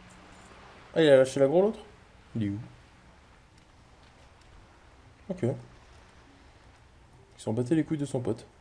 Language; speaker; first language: French; native; French